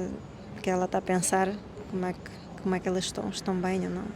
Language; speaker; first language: Portuguese; non-native, fluent; Ukrainian